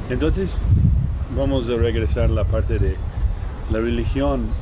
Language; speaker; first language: Spanish; non-native, fluent; Portuguese